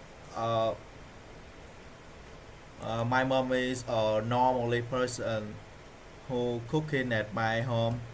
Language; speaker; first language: English; non-native, learner; Vietnamese